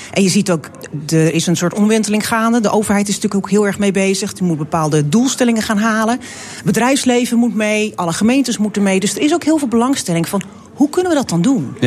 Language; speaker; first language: Dutch; native; Dutch